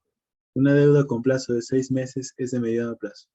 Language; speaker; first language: Spanish; native; Spanish